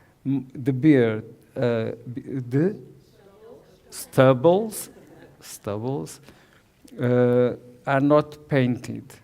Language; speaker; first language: English; non-native, learner; Portuguese